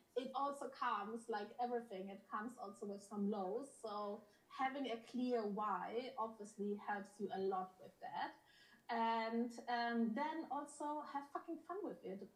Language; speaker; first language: English; early bilingual, other home language; Polish